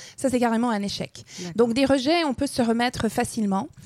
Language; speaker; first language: French; non-native, fluent; English